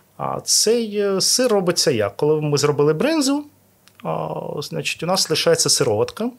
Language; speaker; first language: Ukrainian; non-native, local second language; Russian